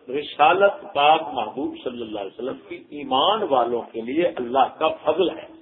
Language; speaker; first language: Urdu; non-native, local second language; Punjabi